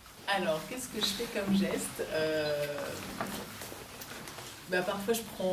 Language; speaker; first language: French; native; French